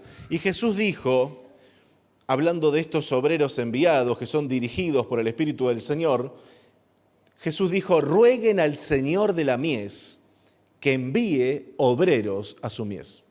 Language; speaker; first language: Spanish; native; Spanish